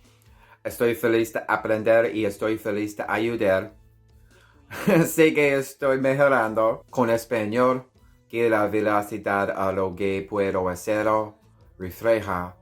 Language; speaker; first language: Spanish; non-native, learner; English